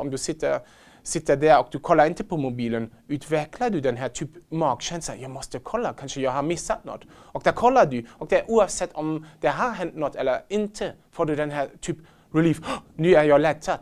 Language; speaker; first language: Swedish; non-native, fluent; German